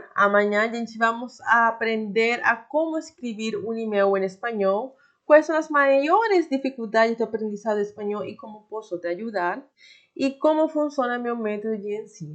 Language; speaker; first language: Portuguese; non-native, fluent; Spanish